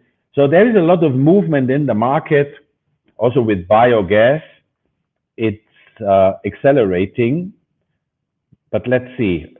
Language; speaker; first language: English; non-native, fluent; German